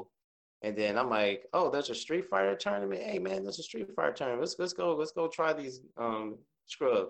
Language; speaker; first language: English; native; English